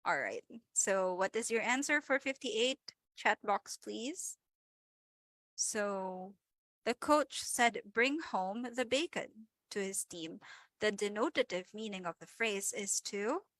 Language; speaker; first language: English; non-native, local second language; Filipino